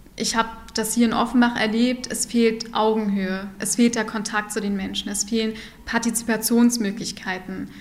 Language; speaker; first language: German; early bilingual, other home language; Urdu